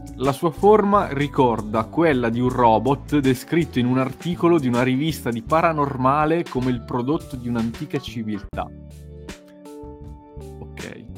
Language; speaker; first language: Italian; native; Italian